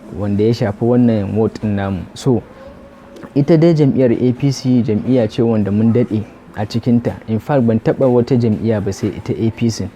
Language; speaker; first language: Hausa; native; Hausa